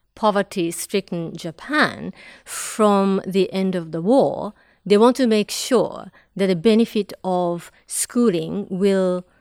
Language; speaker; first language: English; non-native, fluent; Japanese